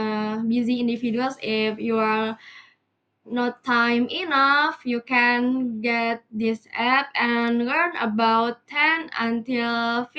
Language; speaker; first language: English; non-native, learner; Indonesian